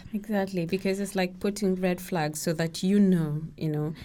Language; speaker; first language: English; non-native, local second language; Kikuyu